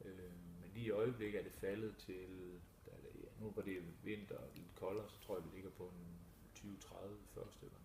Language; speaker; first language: Danish; native; Danish